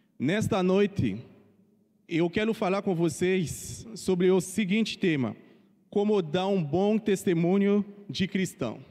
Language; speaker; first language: Portuguese; non-native, fluent; Haitian Creole